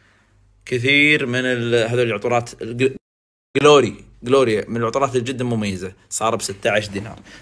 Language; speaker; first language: Arabic; native; Arabic